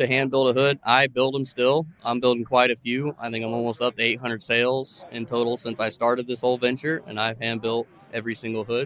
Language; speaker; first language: English; native; English